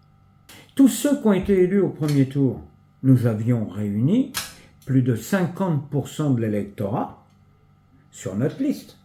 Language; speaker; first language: French; native; French